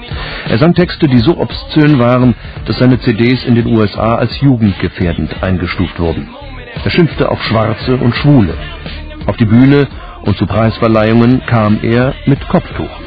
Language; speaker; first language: German; native; German